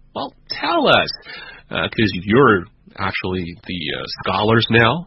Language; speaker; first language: English; non-native, fluent; Chinese